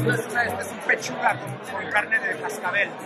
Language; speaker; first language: Spanish; native; Spanish